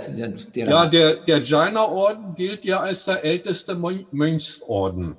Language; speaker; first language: German; native; German